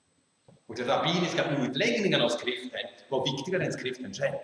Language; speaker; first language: Swedish; non-native, fluent; German